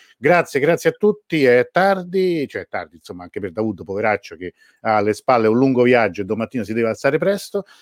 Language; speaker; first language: Italian; early bilingual, other home language; Persian